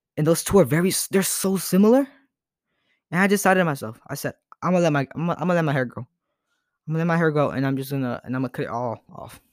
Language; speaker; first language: English; early bilingual, other home language; Spanish